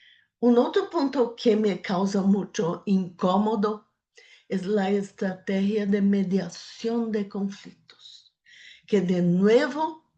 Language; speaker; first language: Spanish; non-native, fluent; Portuguese